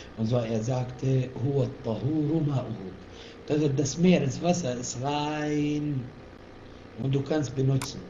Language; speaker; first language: German; non-native, fluent; Arabic